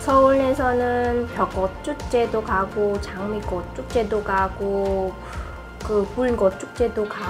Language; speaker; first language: Korean; non-native, fluent; Vietnamese